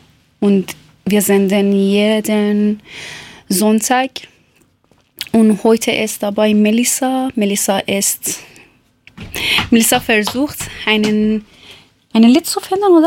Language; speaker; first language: German; non-native, learner; Persian